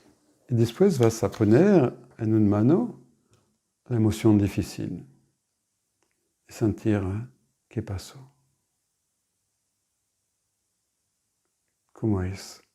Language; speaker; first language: Spanish; non-native, fluent; French